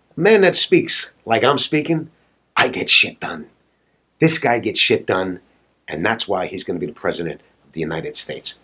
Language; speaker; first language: English; native; English